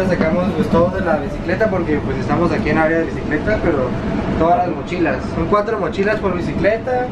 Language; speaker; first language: Spanish; native; Spanish